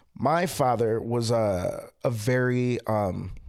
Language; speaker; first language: English; native; English